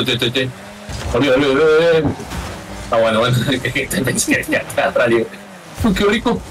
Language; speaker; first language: Spanish; native; Spanish